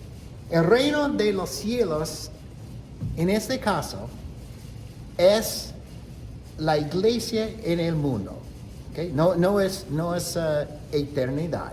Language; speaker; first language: Spanish; non-native, fluent; English